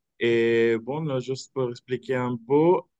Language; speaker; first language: French; non-native, fluent; Spanish